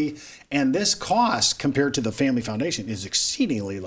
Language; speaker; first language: English; native; English